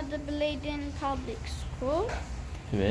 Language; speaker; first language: Turkish; early bilingual, heritage; Turkish